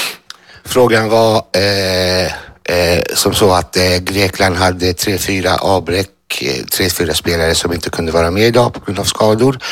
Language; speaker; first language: Swedish; non-native, fluent; Greek